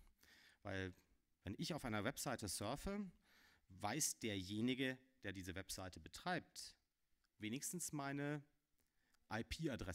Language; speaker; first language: German; native; German